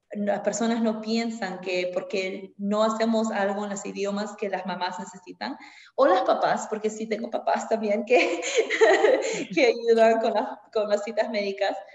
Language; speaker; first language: Spanish; native; Spanish